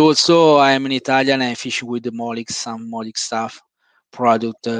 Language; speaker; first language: English; non-native, fluent; Italian